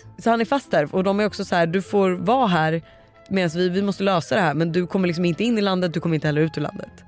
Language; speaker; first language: Swedish; native; Swedish